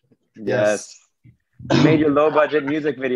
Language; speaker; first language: English; native; English